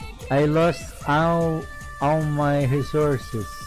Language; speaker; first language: English; non-native, learner; Portuguese